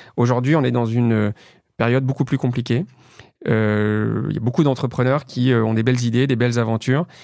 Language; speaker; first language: French; native; French